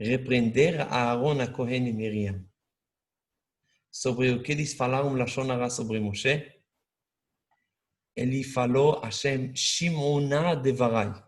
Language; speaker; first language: Portuguese; non-native, fluent; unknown